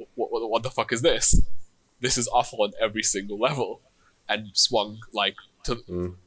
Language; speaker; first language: English; non-native, fluent; Hebrew